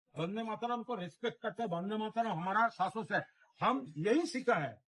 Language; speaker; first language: Hindi; non-native, local second language; Bangla